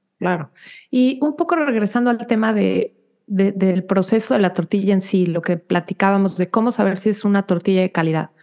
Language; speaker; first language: Spanish; native; Spanish